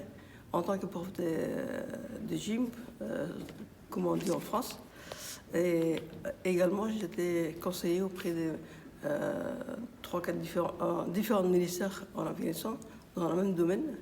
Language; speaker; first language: French; non-native, fluent; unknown